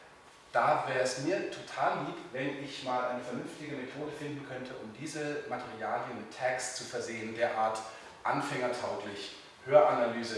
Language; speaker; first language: German; native; German